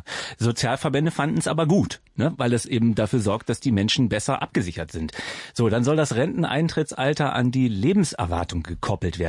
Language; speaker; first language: German; native; German